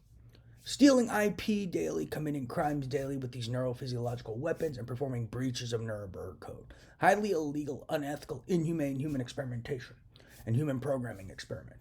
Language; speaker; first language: English; native; English